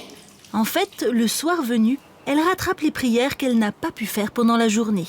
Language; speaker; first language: French; native; French